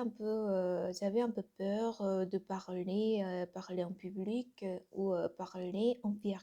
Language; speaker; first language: French; non-native, learner; Korean